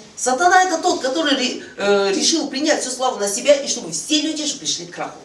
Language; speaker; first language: Russian; non-native, fluent; Korean